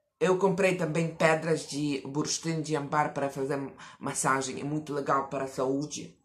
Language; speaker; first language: Portuguese; non-native, fluent; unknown